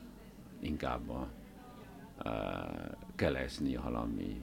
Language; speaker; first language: Hungarian; non-native, learner; Chinese